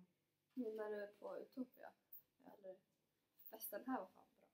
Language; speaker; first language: Swedish; native; Swedish